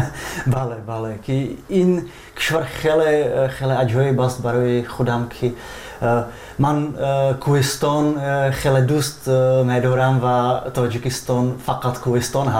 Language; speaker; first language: Persian; non-native, fluent; Czech